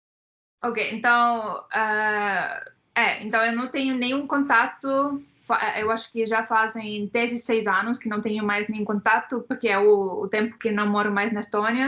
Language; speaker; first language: Portuguese; non-native, fluent; Estonian